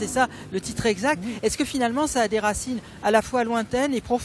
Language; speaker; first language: French; native; French